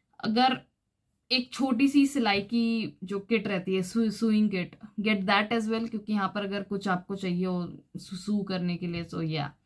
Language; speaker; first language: Hindi; native; Hindi